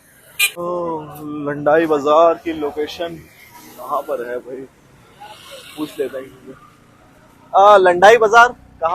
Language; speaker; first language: Hindi; native; Hindi